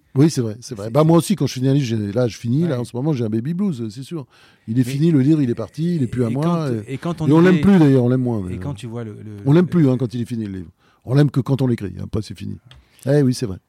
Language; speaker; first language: French; native; French